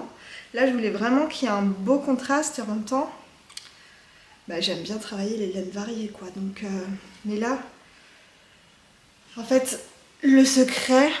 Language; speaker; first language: French; native; French